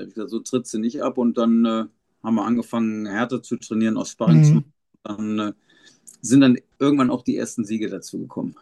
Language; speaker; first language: German; native; German